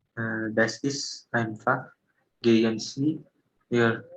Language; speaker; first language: German; non-native, learner; Indonesian